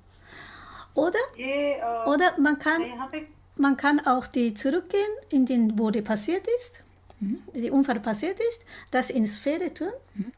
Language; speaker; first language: German; non-native, learner; Japanese